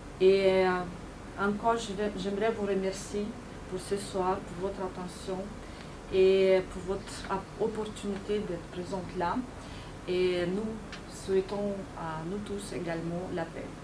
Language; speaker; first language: French; non-native, fluent; Ukrainian